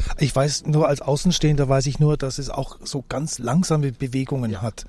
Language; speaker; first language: German; native; German